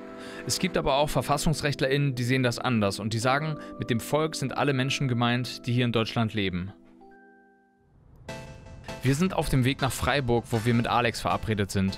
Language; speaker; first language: German; native; German